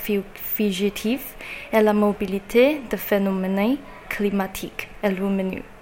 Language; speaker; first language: French; non-native, learner; Chinese